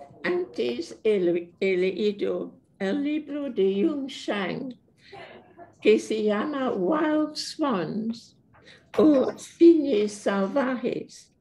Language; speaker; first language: Spanish; non-native, fluent; English